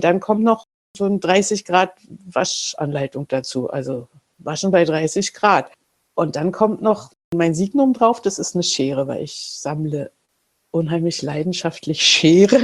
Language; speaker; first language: German; native; German